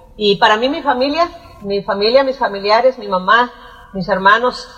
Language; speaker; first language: Spanish; native; Spanish